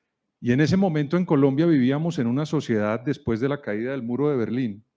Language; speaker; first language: Spanish; native; Spanish